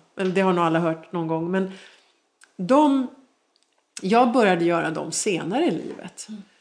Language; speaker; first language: Swedish; native; Swedish